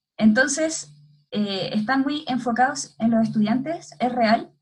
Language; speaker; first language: Spanish; native; Spanish